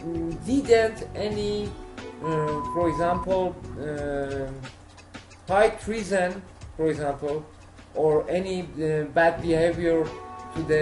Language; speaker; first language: English; non-native, learner; Persian